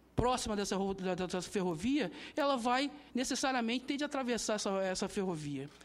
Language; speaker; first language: Portuguese; native; Portuguese